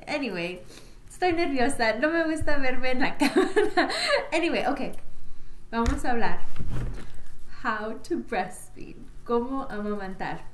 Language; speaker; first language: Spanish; early bilingual, heritage; Spanish